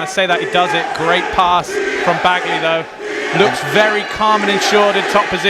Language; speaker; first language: English; native; English